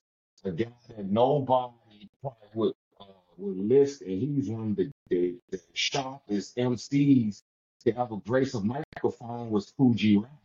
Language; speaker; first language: English; native; English